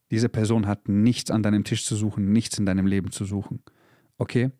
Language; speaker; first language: German; early bilingual, other home language; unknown